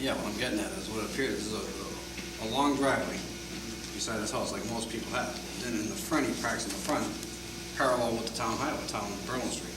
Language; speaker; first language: English; native; English